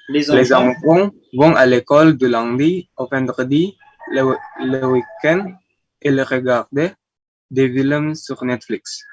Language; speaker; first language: French; non-native, learner; Indonesian